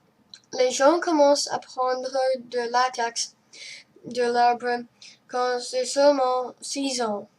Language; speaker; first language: French; non-native, learner; English